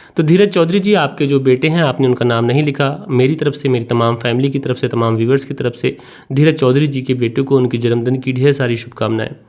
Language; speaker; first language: Hindi; native; Hindi